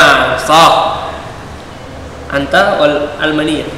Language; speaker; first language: Arabic; non-native, fluent; Indonesian